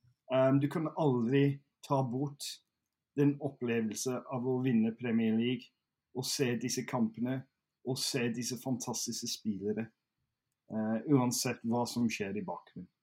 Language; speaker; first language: Norwegian; non-native, fluent; English